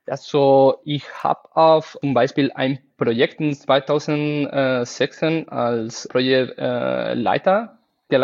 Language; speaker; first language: German; non-native, fluent; Spanish